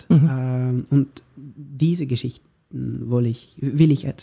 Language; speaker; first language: German; non-native, learner; Norwegian